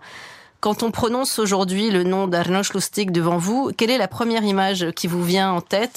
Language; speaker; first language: French; native; French